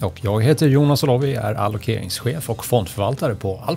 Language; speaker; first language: Swedish; native; Swedish